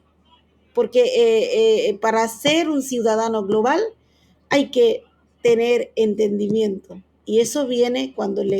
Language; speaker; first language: Spanish; non-native, fluent; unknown